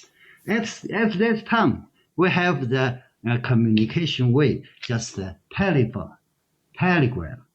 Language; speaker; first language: English; non-native, learner; Chinese